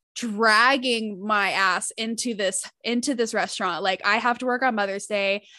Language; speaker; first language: English; native; English